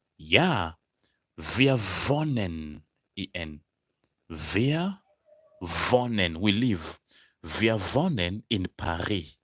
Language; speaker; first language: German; non-native, fluent; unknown